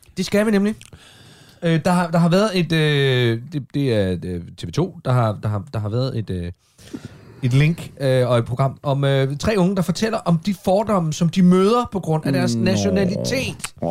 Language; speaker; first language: Danish; native; Danish